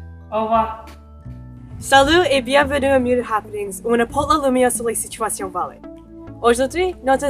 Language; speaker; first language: French; non-native, local second language; English